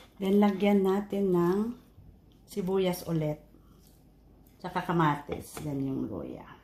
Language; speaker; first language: Filipino; non-native, local second language; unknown